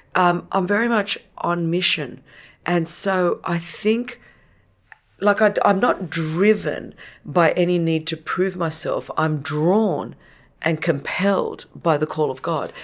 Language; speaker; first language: English; non-native, local second language; Greek